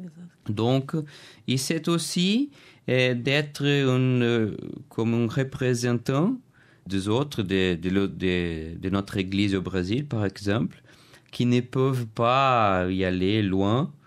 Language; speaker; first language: French; non-native, learner; Portuguese